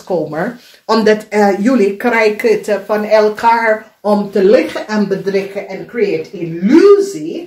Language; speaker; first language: Dutch; non-native, fluent; English